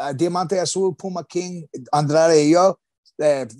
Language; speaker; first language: Spanish; non-native, learner; English